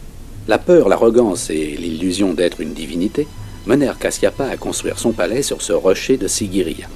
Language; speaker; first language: French; native; French